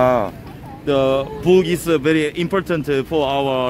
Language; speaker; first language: English; non-native, learner; Korean